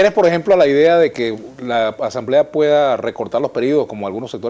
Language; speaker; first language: Spanish; native; Spanish